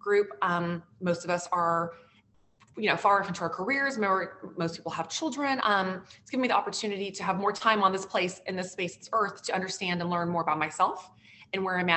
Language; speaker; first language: English; native; English